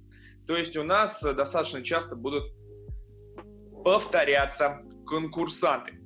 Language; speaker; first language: Russian; native; Russian